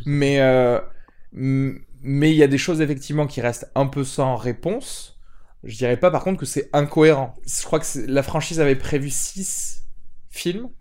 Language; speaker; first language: French; native; French